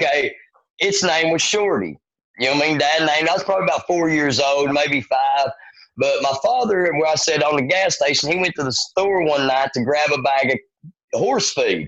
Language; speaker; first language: English; native; English